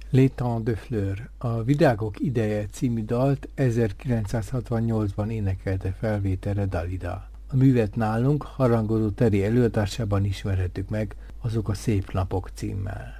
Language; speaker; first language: Hungarian; native; Hungarian